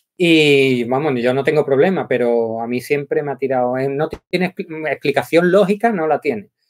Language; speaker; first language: Spanish; native; Spanish